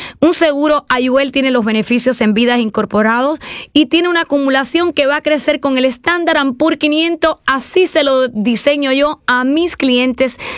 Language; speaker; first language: Spanish; native; Spanish